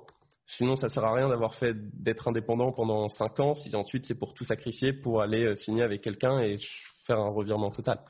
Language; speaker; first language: French; native; French